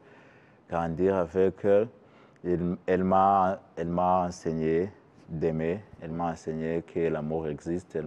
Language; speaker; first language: French; non-native, learner; Kinyarwanda